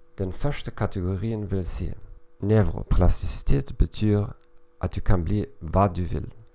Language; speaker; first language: Norwegian; non-native, learner; German